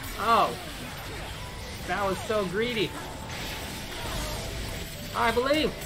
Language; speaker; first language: English; native; English